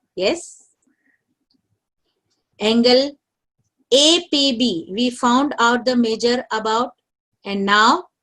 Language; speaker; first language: English; non-native, local second language; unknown